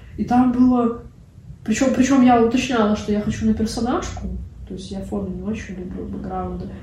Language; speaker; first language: Russian; non-native, local second language; Belarusian